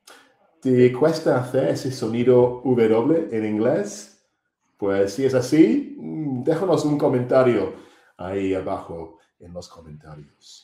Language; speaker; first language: Spanish; non-native, fluent; English